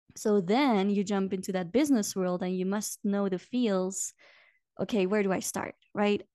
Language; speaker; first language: English; non-native, fluent; Dutch